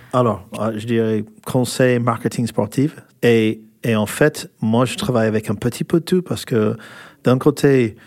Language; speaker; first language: French; non-native, fluent; English